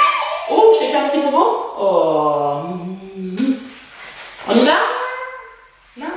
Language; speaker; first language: French; native; French